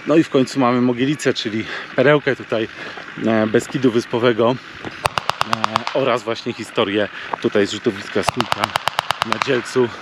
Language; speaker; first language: Polish; native; Polish